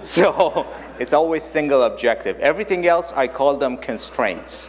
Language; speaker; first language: English; non-native, fluent; German